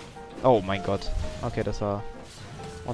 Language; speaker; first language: German; native; German